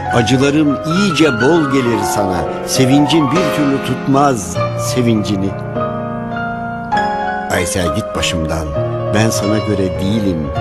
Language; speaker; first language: Turkish; native; Turkish